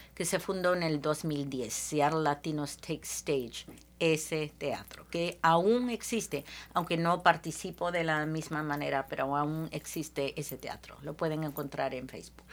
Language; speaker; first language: Spanish; early bilingual, heritage; Spanish